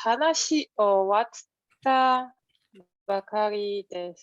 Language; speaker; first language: Japanese; non-native, learner; Polish